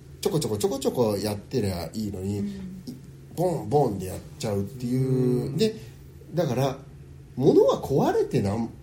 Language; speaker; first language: Japanese; early bilingual, heritage; Japanese